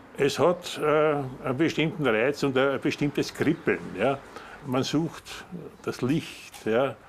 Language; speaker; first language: German; native; German